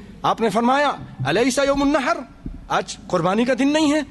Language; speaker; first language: Urdu; native; Urdu